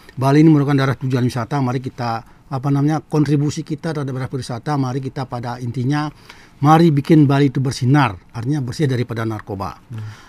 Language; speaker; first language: Indonesian; non-native, local second language; Balinese